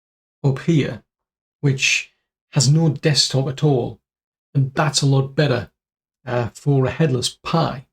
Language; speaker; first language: English; native; English